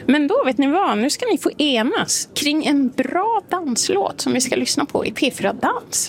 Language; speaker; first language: Swedish; native; Swedish